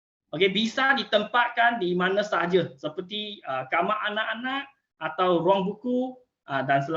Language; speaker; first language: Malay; non-native, local second language; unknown